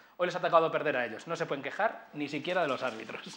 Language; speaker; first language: Spanish; native; Spanish